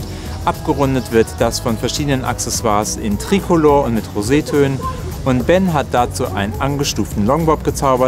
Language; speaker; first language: German; native; German